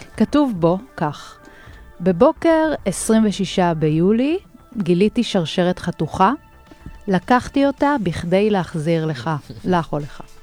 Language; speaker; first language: Hebrew; native; Hebrew